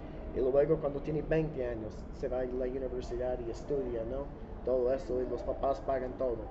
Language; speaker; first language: Spanish; non-native, learner; English